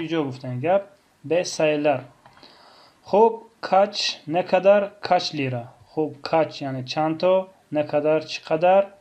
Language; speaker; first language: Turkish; non-native, fluent; Tajik